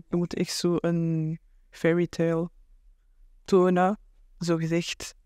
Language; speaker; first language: Dutch; non-native, local second language; French